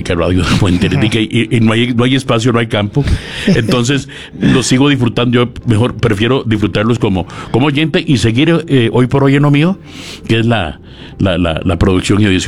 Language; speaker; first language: Spanish; native; Spanish